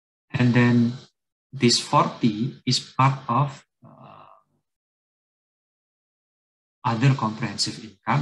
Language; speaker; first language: English; non-native, fluent; Indonesian